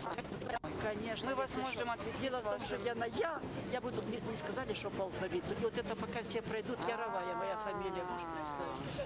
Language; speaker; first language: Russian; native; Russian